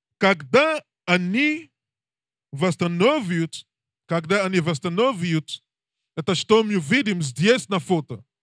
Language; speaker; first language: Russian; non-native, learner; English